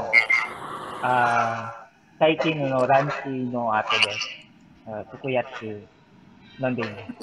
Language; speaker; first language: Japanese; non-native, learner; Filipino